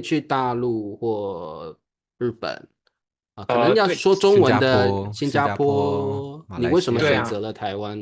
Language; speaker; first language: Chinese; native; Chinese